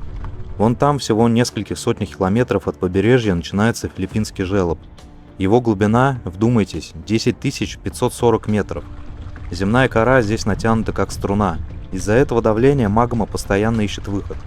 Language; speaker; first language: Russian; native; Russian